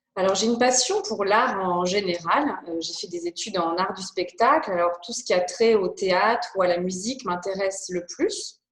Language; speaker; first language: French; early bilingual, other home language; Polish